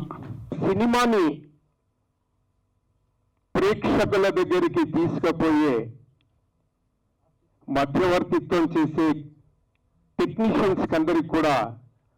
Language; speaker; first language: Telugu; native; Telugu